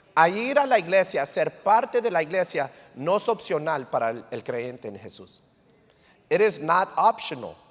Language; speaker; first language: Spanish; early bilingual, heritage; English